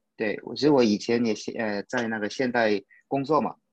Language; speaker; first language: Chinese; non-native, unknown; Korean